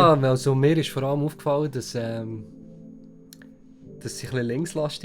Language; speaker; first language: German; native; German